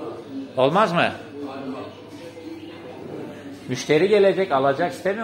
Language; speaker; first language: Turkish; non-native, learner; Russian